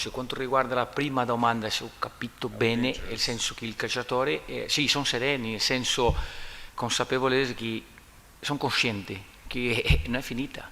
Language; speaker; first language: Italian; non-native, learner; Portuguese